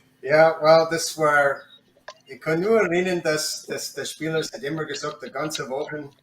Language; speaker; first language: German; non-native, learner; English